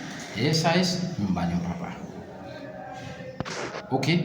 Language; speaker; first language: Spanish; non-native, learner; Haitian Creole